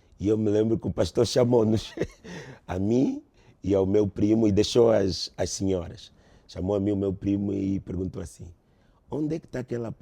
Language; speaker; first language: Portuguese; native; Portuguese